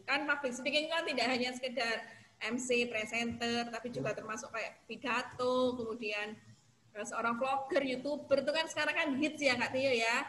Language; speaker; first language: Indonesian; native; Indonesian